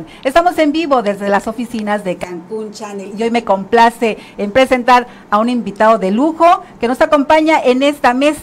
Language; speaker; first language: Spanish; native; Spanish